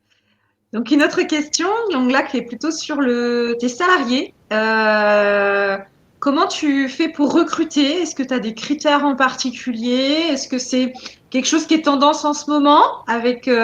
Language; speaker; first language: French; native; French